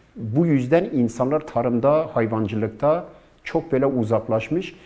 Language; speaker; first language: Turkish; native; Turkish